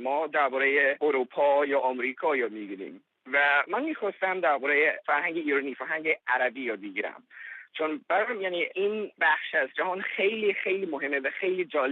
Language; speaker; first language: Persian; non-native, learner; English